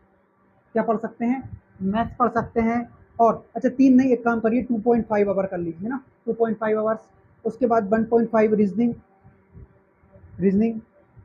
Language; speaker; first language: Hindi; native; Hindi